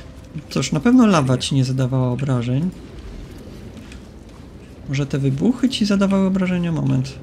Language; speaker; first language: Polish; native; Polish